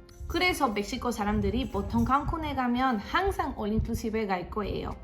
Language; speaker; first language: Korean; non-native, fluent; Spanish